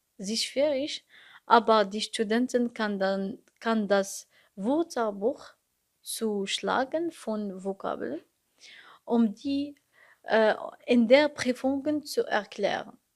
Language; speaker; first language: German; non-native, learner; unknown